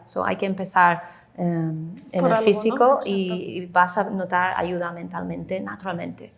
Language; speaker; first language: Spanish; non-native, fluent; English